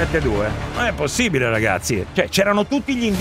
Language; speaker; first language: Italian; native; Italian